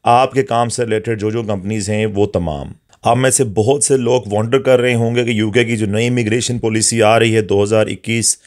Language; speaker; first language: Urdu; native; Urdu